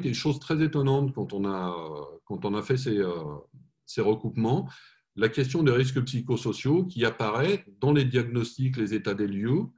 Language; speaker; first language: French; native; French